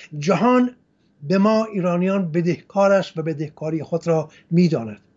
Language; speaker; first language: Persian; non-native, local second language; Assyrian Neo-Aramaic